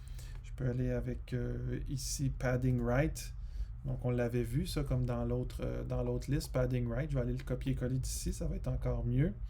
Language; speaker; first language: French; native; French